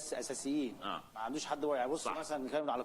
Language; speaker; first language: Arabic; native; Arabic